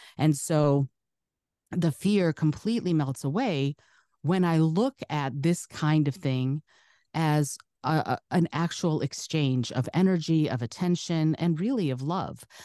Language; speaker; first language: English; early bilingual, other home language; Russian